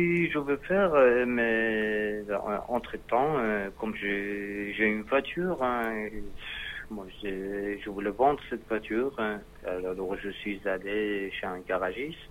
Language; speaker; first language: French; non-native, learner; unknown